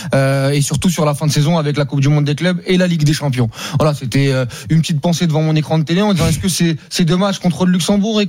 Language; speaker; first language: French; native; French